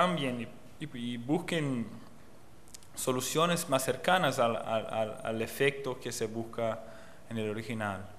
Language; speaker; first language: Spanish; non-native, fluent; Portuguese